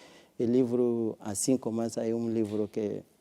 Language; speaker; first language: Portuguese; non-native, learner; French